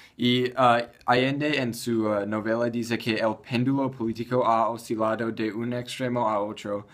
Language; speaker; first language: Spanish; non-native, learner; English